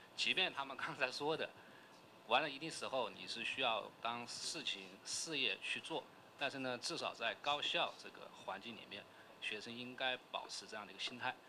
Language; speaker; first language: Chinese; native; Chinese